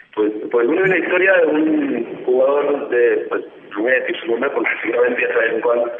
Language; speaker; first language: Spanish; native; Spanish